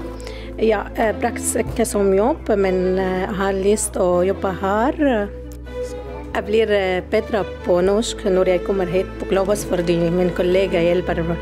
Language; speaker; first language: Norwegian; non-native, learner; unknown